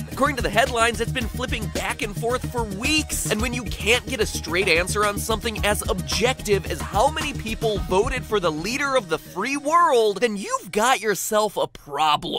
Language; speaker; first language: English; native; English